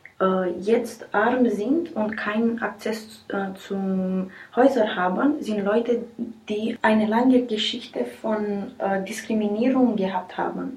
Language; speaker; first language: German; non-native, learner; Romanian